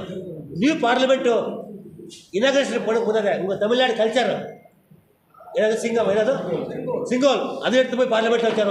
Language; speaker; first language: Tamil; non-native, learner; Kannada